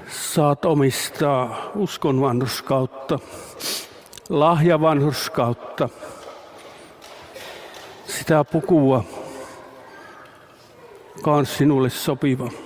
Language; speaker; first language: Finnish; native; Finnish